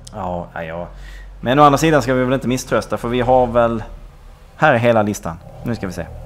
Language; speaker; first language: Swedish; native; Swedish